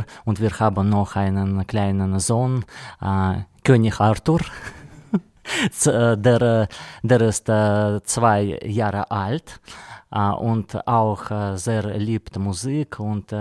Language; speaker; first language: German; non-native, learner; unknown